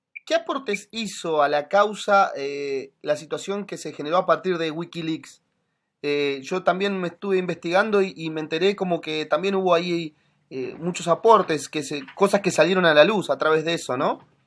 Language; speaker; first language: Spanish; native; Spanish